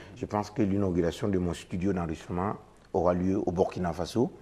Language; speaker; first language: French; non-native, local second language; Mossi